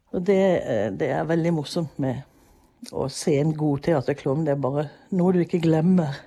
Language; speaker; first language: Norwegian; early bilingual, other home language; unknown